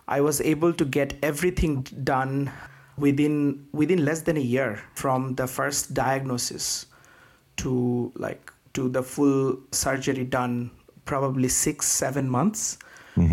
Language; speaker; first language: English; non-native, local second language; Bangla